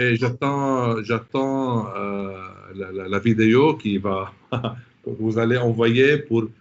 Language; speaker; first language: French; non-native, local second language; Arabic